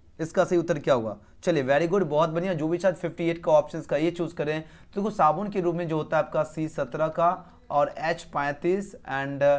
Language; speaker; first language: Hindi; native; Hindi